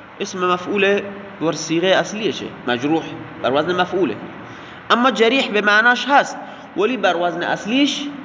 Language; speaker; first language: Persian; non-native, local second language; Baluchi